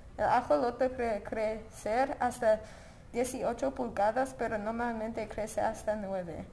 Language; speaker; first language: Spanish; non-native, learner; English